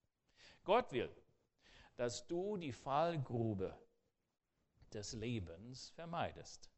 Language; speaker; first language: German; non-native, fluent; English